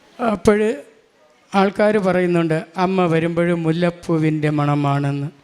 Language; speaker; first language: Malayalam; non-native, local second language; Tamil